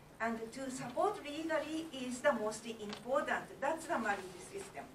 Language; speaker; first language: English; non-native, learner; Japanese